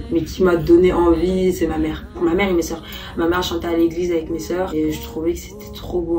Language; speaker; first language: French; native; French